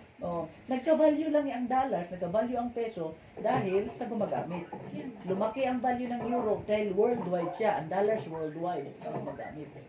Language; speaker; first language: Filipino; non-native, local second language; Masbatenyo